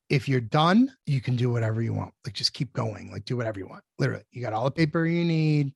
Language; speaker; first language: English; native; English